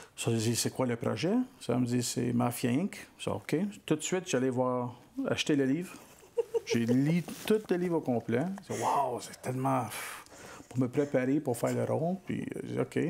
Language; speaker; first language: French; native; French